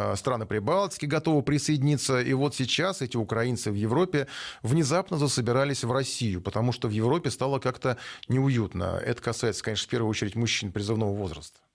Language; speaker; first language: Russian; native; Russian